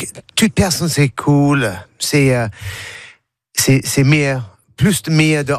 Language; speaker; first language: French; non-native, learner; English